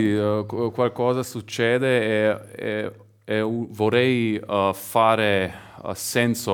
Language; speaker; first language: Italian; non-native, learner; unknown